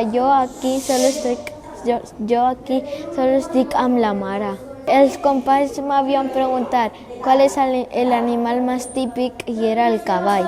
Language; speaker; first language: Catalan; early bilingual, other home language; Spanish